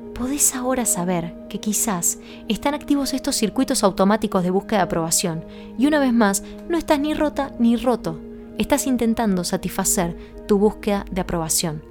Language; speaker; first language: Spanish; native; Spanish